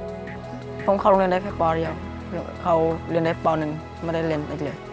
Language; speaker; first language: Thai; non-native, fluent; Khmer